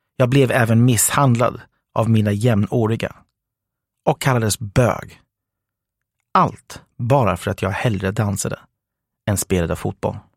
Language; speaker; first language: Swedish; non-native, fluent; English